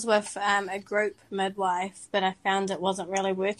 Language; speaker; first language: English; native; English